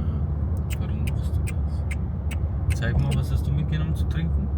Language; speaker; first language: German; early bilingual, other home language; Bosnian